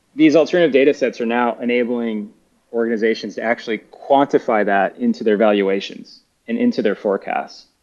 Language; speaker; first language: English; native; English